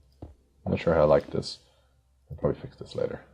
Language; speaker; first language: English; native; English